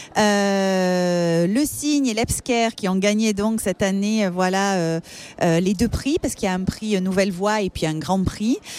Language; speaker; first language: French; native; French